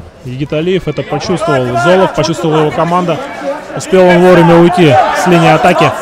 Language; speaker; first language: Russian; native; Russian